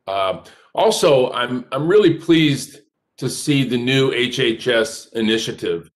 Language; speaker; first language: English; native; English